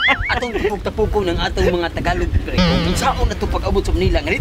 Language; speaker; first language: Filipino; non-native, local second language; Cebuano